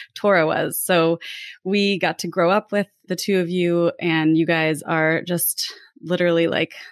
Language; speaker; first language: English; native; English